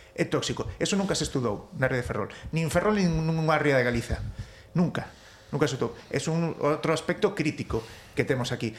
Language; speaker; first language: Galician; native; Galician